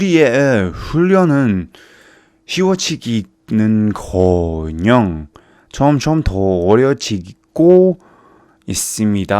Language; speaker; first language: Korean; non-native, fluent; English